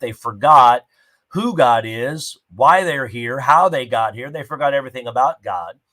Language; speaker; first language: English; native; English